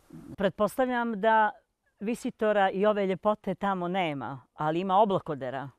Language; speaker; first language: Serbian; native; Serbian